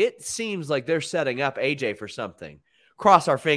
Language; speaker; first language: English; native; English